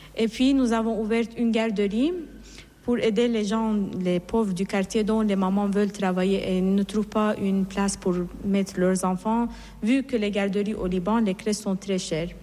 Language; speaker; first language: French; non-native, fluent; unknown